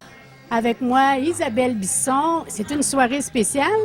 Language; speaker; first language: French; native; French